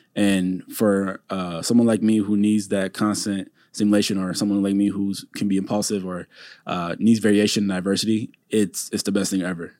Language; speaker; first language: English; native; English